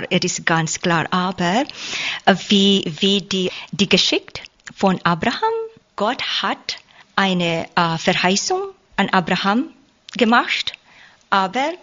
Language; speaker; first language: German; non-native, learner; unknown